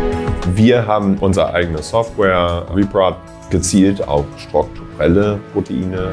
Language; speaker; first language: German; non-native, fluent; English